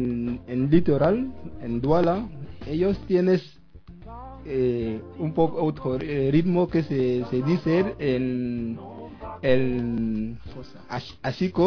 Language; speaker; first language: Spanish; non-native, learner; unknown